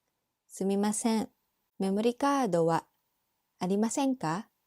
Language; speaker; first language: Japanese; non-native, learner; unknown